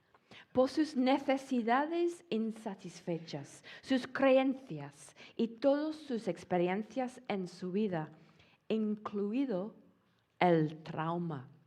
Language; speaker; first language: Spanish; non-native, fluent; English